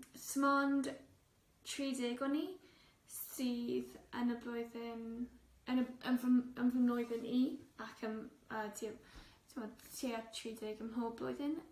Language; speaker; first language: Welsh; non-native, local second language; English